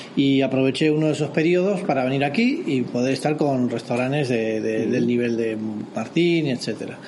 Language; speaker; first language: Spanish; native; Spanish